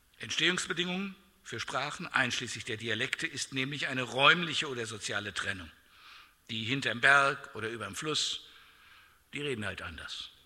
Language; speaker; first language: German; native; German